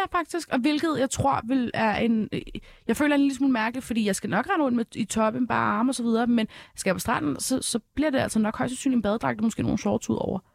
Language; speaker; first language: Danish; early bilingual, other home language; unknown